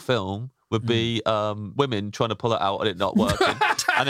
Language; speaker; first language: English; native; English